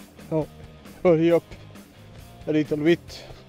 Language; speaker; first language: English; non-native, learner; Portuguese